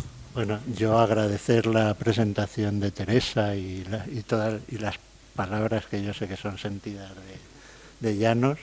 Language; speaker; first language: Spanish; native; Spanish